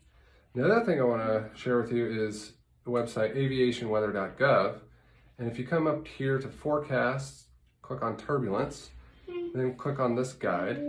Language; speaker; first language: English; native; English